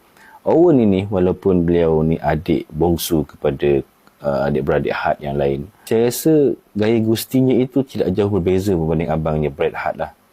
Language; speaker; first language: Malay; native; Malay